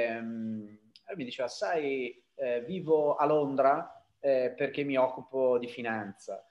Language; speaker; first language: Italian; native; Italian